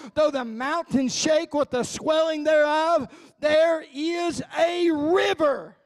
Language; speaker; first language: English; native; English